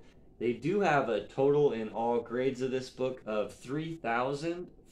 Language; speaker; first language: English; native; English